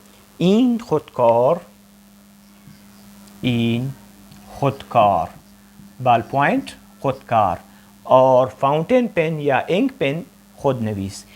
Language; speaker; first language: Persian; non-native, fluent; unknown